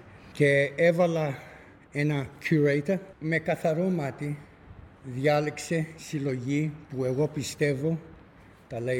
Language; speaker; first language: Greek; early bilingual, other home language; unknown